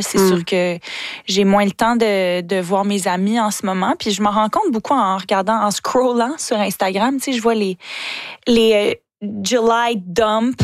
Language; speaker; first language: French; native; French